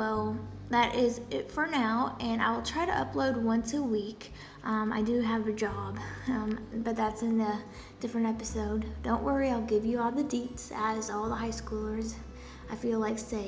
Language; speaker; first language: English; non-native, fluent; Polish